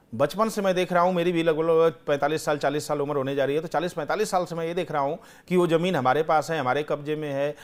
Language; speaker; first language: Hindi; native; Hindi